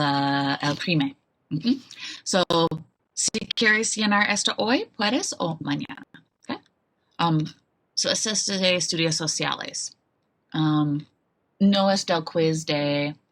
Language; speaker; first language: Spanish; non-native, fluent; English